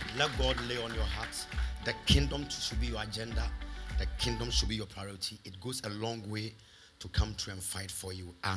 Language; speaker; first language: English; non-native, local second language; Akan